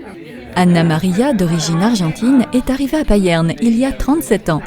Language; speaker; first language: French; native; French